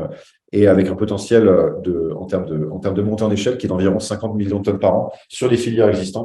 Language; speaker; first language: French; native; French